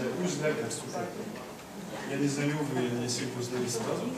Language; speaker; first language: Russian; non-native, learner; French